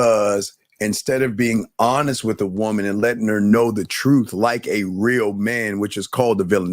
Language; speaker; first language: English; native; English